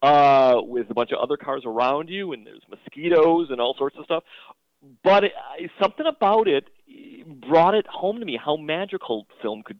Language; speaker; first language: English; native; English